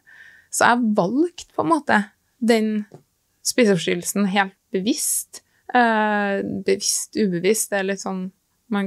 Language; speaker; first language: Norwegian; native; Norwegian